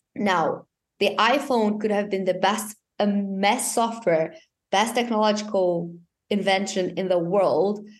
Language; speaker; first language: English; non-native, fluent; Portuguese